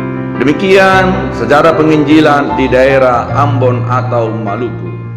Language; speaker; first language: Indonesian; native; Indonesian